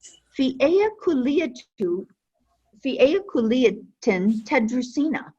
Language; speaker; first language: Arabic; non-native, fluent; English